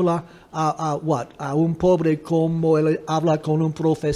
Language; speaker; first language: Spanish; non-native, fluent; English